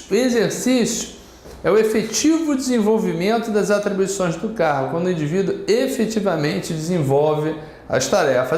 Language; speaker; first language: Portuguese; native; Portuguese